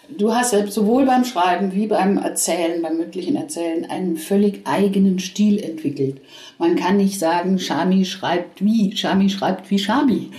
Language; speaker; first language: German; native; German